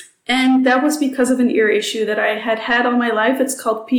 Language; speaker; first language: English; non-native, fluent; Dutch